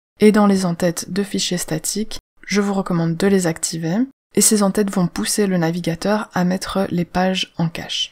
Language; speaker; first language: French; native; French